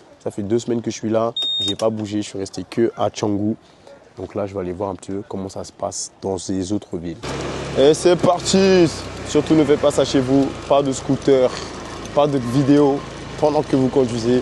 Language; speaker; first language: French; native; French